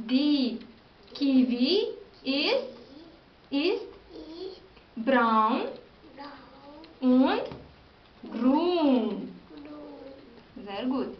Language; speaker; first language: German; non-native, learner; Romanian